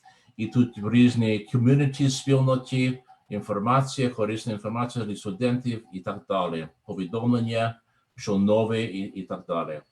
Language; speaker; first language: Ukrainian; non-native, learner; English